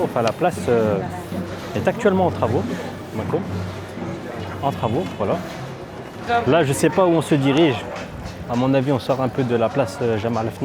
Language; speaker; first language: French; native; French